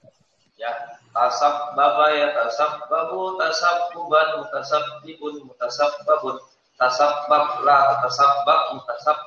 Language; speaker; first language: Arabic; non-native, fluent; Indonesian